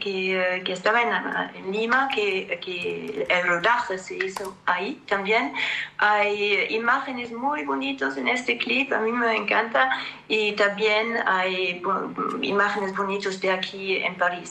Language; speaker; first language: Spanish; non-native, fluent; French